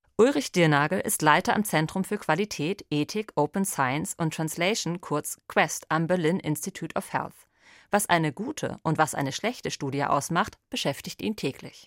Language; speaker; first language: German; native; German